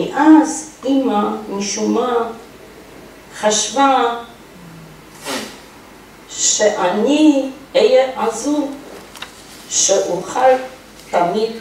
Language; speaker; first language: Hebrew; non-native, fluent; Polish